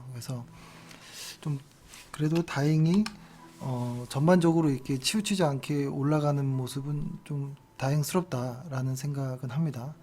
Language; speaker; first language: Korean; native; Korean